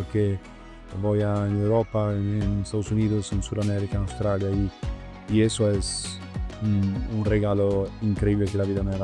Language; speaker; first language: Spanish; non-native, learner; Italian